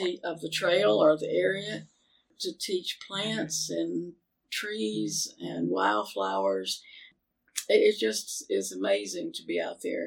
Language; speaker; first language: English; native; English